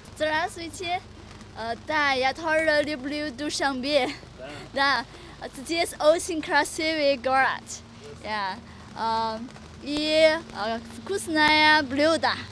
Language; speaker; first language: Russian; non-native, learner; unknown